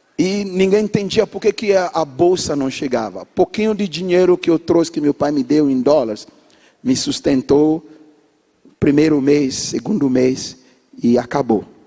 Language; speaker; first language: Portuguese; non-native, fluent; English